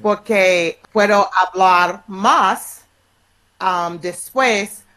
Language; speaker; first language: Spanish; non-native, learner; English